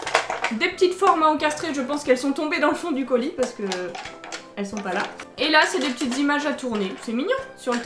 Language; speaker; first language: French; native; French